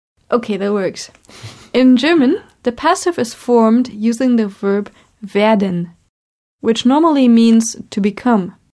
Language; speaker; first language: English; non-native, fluent; German